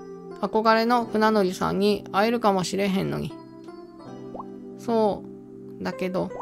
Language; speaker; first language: Japanese; native; Japanese